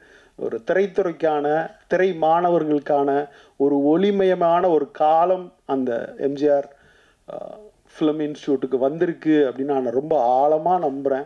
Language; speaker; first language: Tamil; native; Tamil